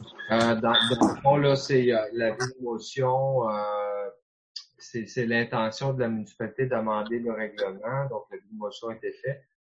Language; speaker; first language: French; native; French